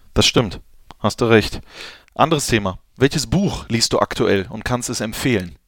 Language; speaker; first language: German; native; German